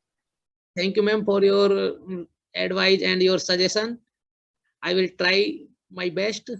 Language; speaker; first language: English; non-native, learner; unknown